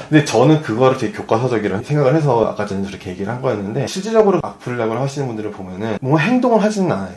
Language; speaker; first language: Korean; native; Korean